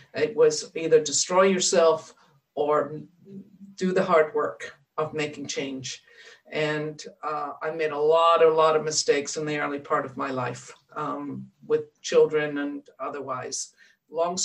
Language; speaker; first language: English; native; English